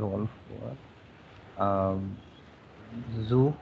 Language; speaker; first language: German; non-native, learner; Hindi